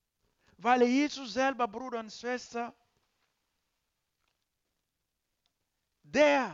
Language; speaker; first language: German; non-native, learner; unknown